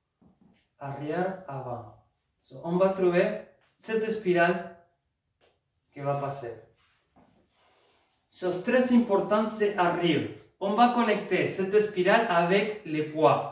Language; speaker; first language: French; non-native, fluent; Spanish